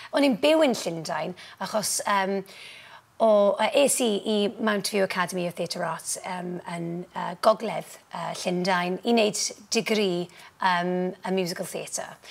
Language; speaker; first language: Welsh; non-native, local second language; English